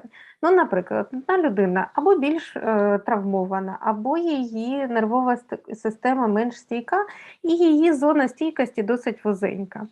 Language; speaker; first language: Ukrainian; native; Ukrainian